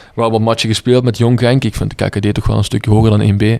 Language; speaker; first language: Dutch; native; Dutch